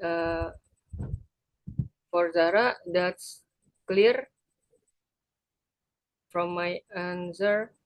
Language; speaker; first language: English; non-native, learner; Indonesian